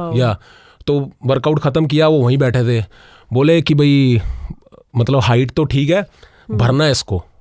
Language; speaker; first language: Hindi; non-native, local second language; Punjabi